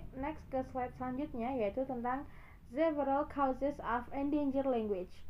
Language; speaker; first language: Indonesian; non-native, local second language; Javanese